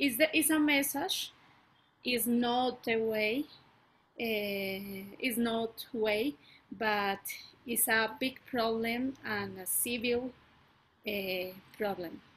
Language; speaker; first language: English; non-native, learner; Spanish